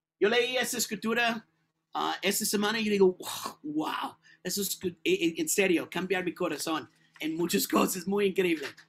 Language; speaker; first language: Spanish; non-native, learner; English